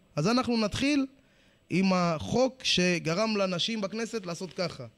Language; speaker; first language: Hebrew; early bilingual, other home language; Amharic